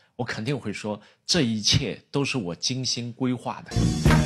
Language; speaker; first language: Chinese; native; Chinese